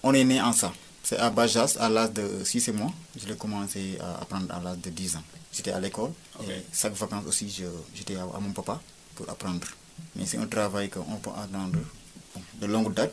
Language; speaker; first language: French; non-native, local second language; Wolof